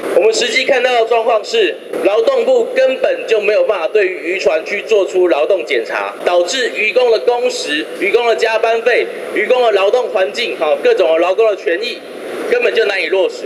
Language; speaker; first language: Chinese; native; Chinese